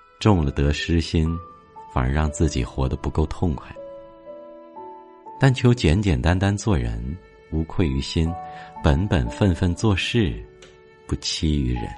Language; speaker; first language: Chinese; native; Chinese